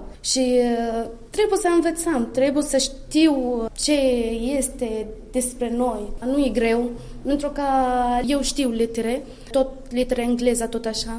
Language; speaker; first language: Romanian; non-native, learner; Arabic